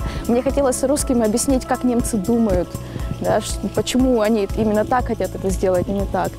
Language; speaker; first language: Russian; native; Russian